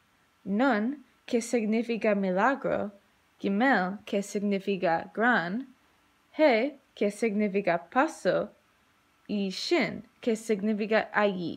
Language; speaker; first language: Spanish; non-native, learner; English